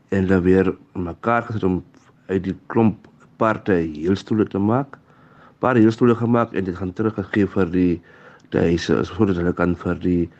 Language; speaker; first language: Afrikaans; native; Afrikaans